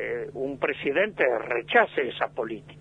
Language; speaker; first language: Spanish; native; Spanish